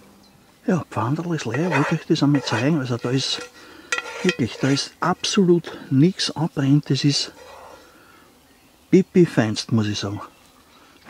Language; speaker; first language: German; native; German